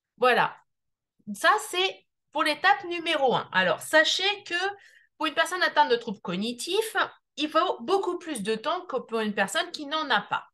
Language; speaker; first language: French; native; French